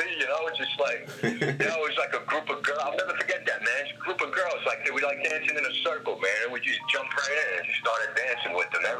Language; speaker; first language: English; native; English